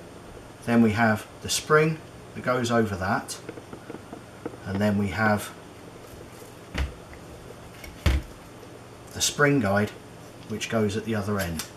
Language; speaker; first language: English; native; English